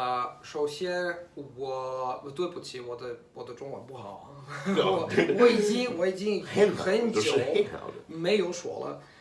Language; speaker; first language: Chinese; non-native, fluent; Italian